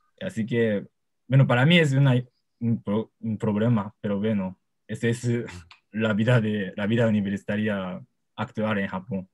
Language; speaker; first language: Spanish; non-native, learner; Japanese